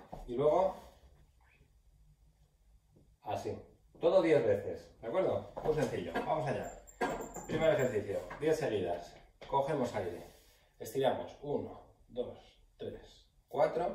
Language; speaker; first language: Spanish; native; Spanish